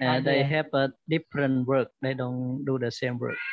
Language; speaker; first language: English; non-native, learner; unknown